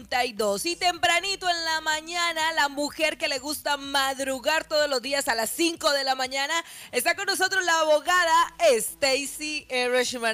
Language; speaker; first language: Spanish; native; Spanish